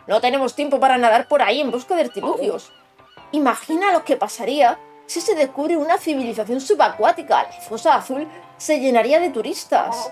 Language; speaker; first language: Spanish; native; Spanish